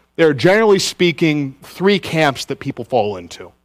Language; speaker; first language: English; native; English